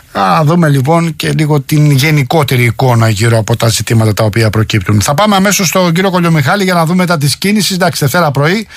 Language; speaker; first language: Greek; native; Greek